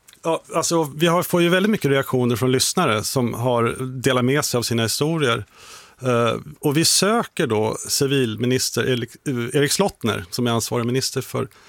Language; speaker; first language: Swedish; native; Swedish